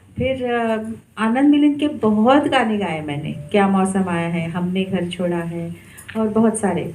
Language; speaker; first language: Hindi; non-native, local second language; Marathi